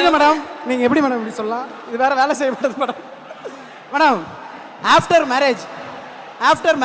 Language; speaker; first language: Tamil; native; Tamil